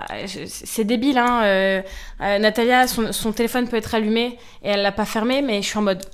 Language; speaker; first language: French; native; French